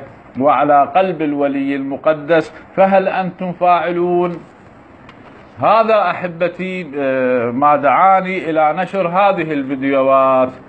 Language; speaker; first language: Arabic; native; Arabic